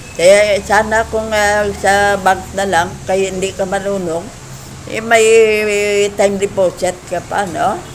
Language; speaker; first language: Filipino; non-native, local second language; Cebuano